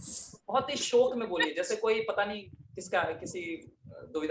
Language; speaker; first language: Hindi; native; Hindi